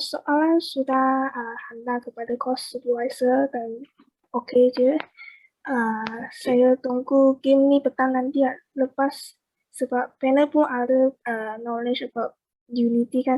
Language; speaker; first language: Malay; native; Malay